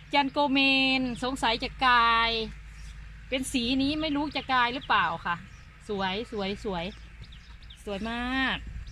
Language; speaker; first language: Thai; native; Thai